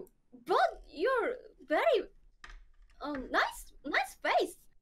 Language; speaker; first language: English; non-native, learner; Korean